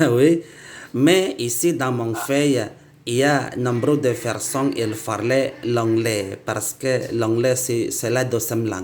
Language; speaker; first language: French; non-native, learner; Indonesian